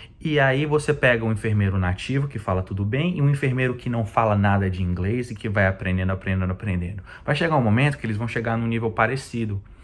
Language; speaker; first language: Portuguese; native; Portuguese